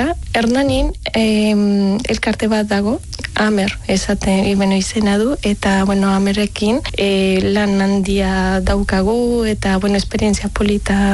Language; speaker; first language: Basque; non-native, learner; Spanish